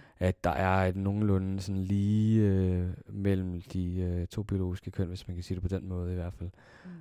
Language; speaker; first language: Danish; early bilingual, other home language; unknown